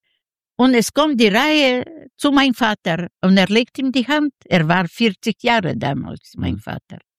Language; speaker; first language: German; non-native, learner; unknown